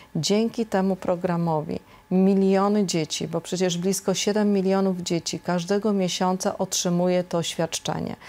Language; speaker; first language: Polish; native; Polish